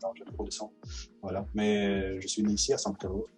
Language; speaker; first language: French; non-native, learner; Russian